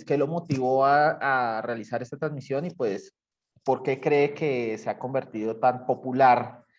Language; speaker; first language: Spanish; native; Spanish